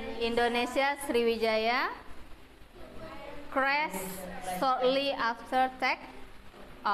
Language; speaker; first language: English; non-native, fluent; Indonesian